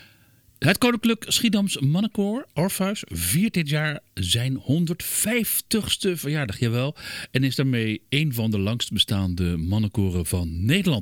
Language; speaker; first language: Dutch; native; Dutch